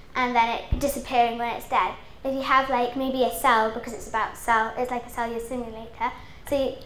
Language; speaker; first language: English; native; English